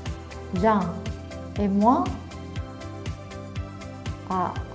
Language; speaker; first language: French; non-native, learner; Spanish